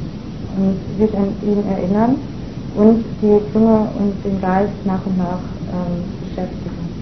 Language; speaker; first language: German; native; German